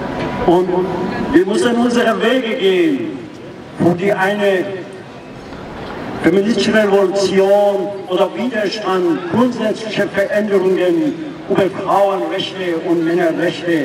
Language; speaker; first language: German; non-native, fluent; Persian